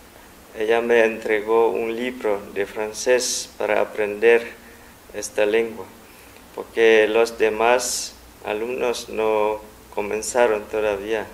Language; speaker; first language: Spanish; non-native, fluent; Vietnamese